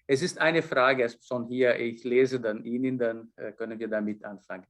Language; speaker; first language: German; non-native, fluent; Portuguese